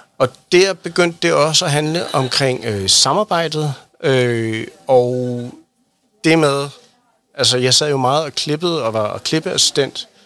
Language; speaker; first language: Danish; native; Danish